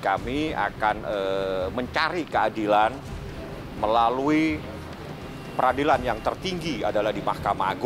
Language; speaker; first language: Indonesian; native; Indonesian